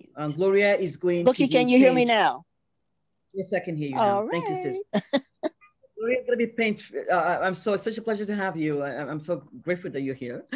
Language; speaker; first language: English; non-native, local second language; Yoruba